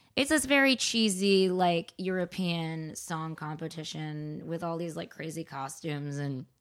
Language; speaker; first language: English; native; English